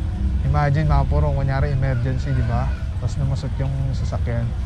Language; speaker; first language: Filipino; native; Filipino